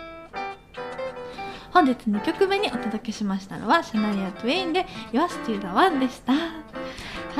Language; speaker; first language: Japanese; native; Japanese